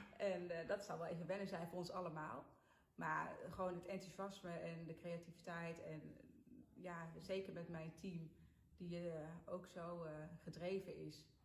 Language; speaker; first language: Dutch; early bilingual, other home language; Sinhala